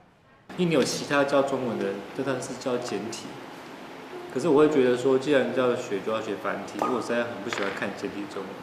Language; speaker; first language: Chinese; native; Chinese